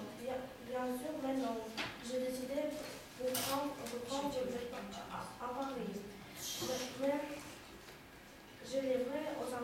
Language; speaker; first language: French; non-native, learner; Russian